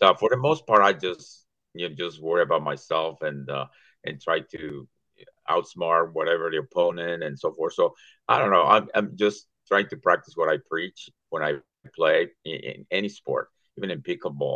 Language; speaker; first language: English; non-native, fluent; Spanish